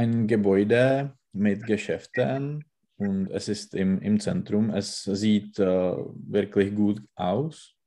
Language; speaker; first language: German; non-native, learner; Czech